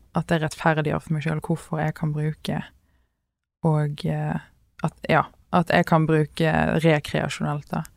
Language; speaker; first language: Norwegian; native; Norwegian